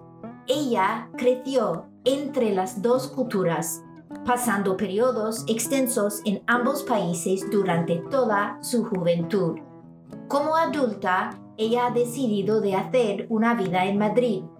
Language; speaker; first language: Spanish; non-native, fluent; English